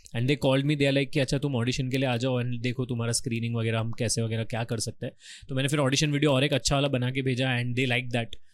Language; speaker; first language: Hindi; native; Hindi